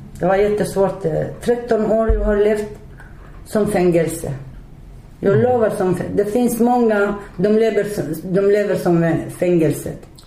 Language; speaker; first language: Swedish; non-native, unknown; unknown